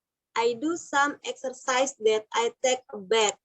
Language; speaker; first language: English; non-native, learner; Indonesian